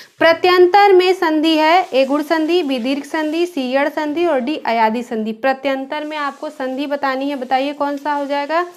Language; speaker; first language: Hindi; native; Hindi